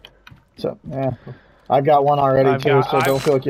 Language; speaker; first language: English; native; English